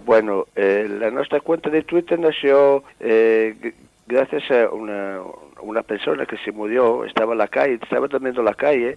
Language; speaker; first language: Spanish; non-native, learner; Italian